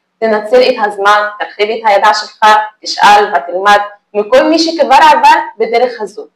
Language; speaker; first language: Hebrew; non-native, fluent; Arabic